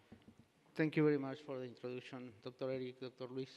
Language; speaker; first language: English; non-native, learner; Spanish